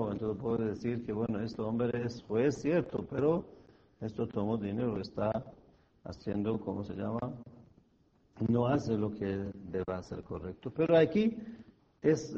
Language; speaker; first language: Spanish; non-native, fluent; Persian